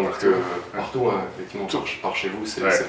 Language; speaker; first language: French; native; French